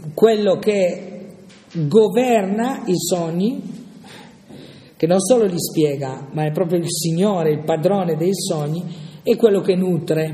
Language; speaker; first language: Italian; native; Italian